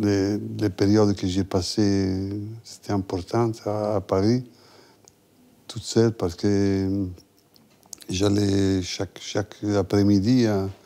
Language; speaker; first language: French; non-native, fluent; Italian